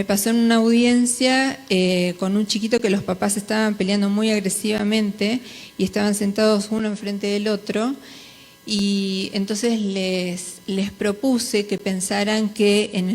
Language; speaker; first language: Spanish; native; Spanish